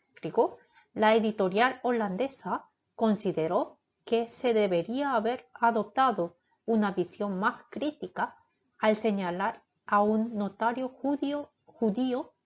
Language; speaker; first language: Spanish; non-native, fluent; Korean